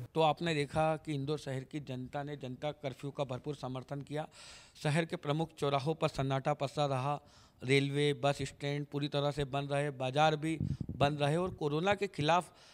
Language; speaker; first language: Hindi; native; Hindi